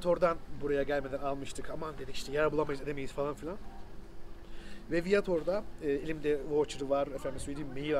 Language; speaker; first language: Turkish; native; Turkish